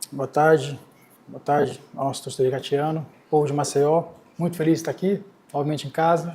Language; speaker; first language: Portuguese; native; Portuguese